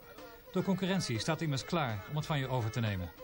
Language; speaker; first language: Dutch; native; Dutch